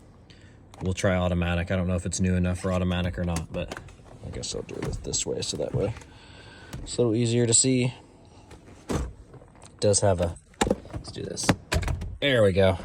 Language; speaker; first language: English; native; English